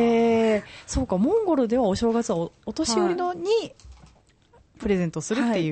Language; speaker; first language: Japanese; native; Japanese